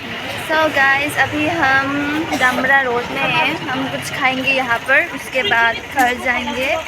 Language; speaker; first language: Hindi; non-native, local second language; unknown